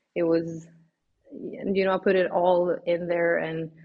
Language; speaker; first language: English; non-native, fluent; Swedish